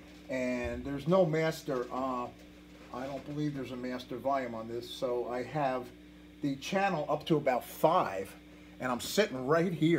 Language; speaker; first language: English; native; English